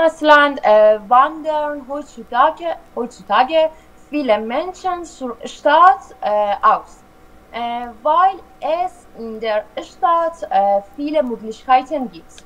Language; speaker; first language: German; non-native, learner; Persian